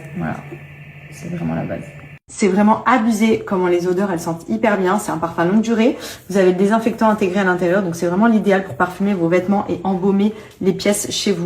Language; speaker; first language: French; native; French